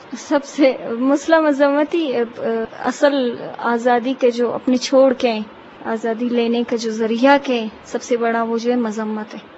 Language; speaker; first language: Urdu; non-native, local second language; Baluchi